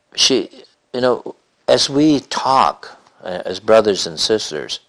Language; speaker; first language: English; native; English